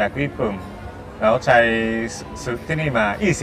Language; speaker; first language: Thai; non-native, learner; Japanese